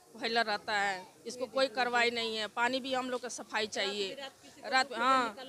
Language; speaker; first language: Hindi; native; Hindi